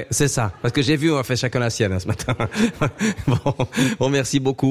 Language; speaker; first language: French; native; French